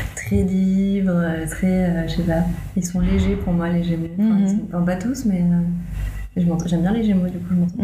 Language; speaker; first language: French; non-native, local second language; Arabic